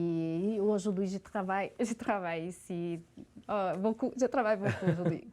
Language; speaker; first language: French; non-native, fluent; Portuguese